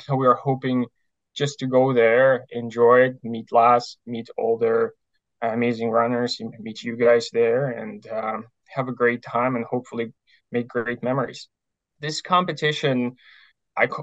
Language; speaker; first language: English; non-native, fluent; Ukrainian